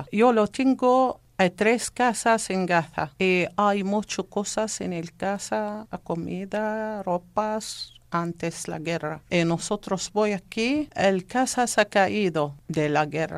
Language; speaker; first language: Spanish; non-native, learner; Arabic